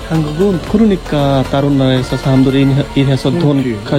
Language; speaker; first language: Korean; non-native, learner; Bangla